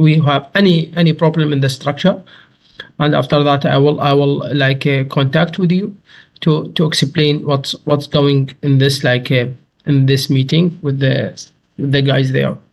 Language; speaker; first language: English; non-native, learner; Arabic